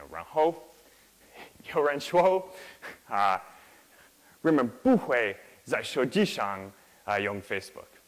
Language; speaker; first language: Chinese; non-native, learner; English